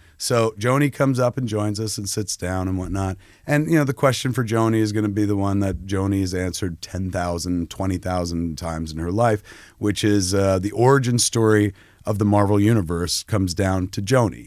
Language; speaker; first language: English; native; English